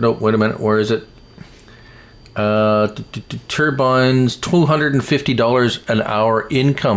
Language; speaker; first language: English; native; English